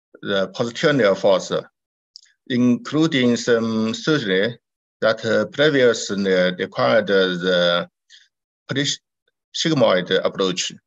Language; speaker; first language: English; non-native, learner; Chinese